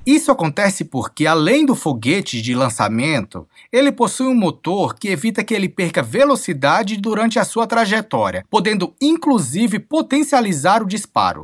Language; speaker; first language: Portuguese; native; Portuguese